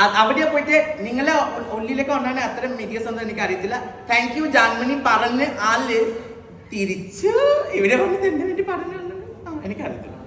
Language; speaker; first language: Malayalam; non-native, learner; Assamese